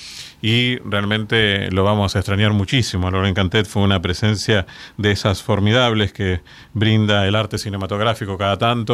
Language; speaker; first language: Spanish; native; Spanish